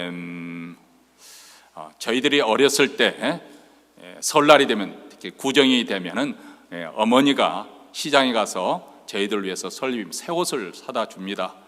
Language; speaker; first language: Korean; native; Korean